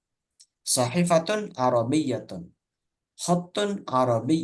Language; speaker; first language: Arabic; non-native, fluent; Indonesian